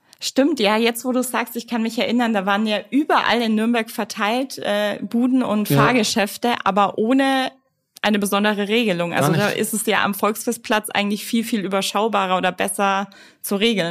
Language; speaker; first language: German; native; German